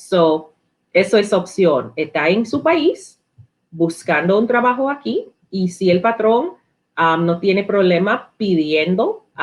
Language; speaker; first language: Spanish; non-native, learner; English